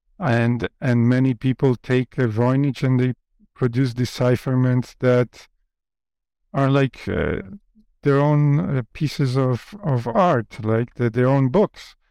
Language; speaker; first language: English; non-native, fluent; Polish